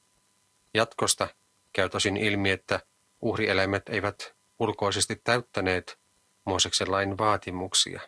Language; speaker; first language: Finnish; native; Finnish